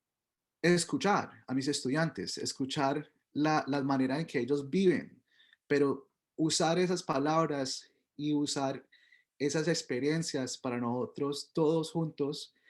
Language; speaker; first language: Spanish; early bilingual, heritage; Spanish